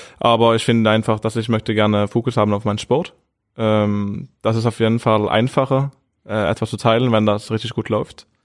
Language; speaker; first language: German; non-native, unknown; Norwegian